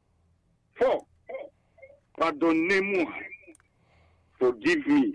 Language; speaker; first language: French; non-native, learner; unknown